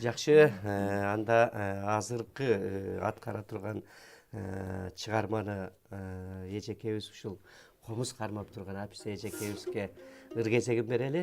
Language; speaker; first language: Kyrgyz; native; Kyrgyz